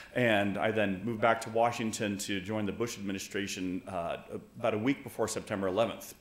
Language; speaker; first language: English; native; English